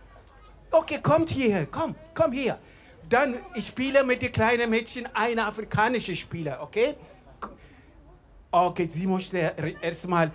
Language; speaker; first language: German; non-native, fluent; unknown